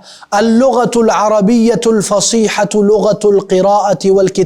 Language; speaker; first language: Arabic; non-native, fluent; Urdu